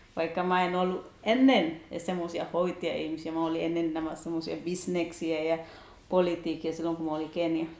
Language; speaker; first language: Finnish; non-native, learner; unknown